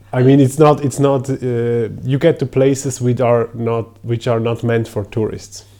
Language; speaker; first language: English; non-native, fluent; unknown